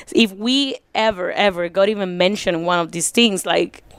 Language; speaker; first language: English; early bilingual, other home language; Spanish